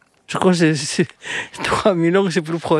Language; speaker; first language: French; non-native, fluent; Indonesian